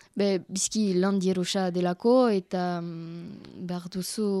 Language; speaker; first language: Basque; non-native, learner; French